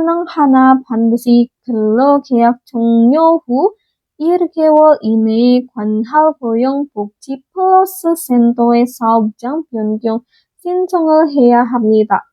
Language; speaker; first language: Korean; non-native, fluent; Indonesian